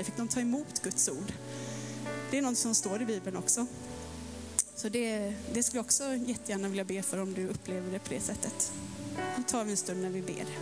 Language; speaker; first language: Swedish; native; Swedish